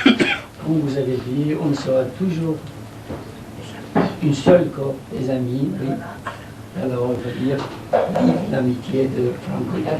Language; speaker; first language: French; non-native, fluent; Persian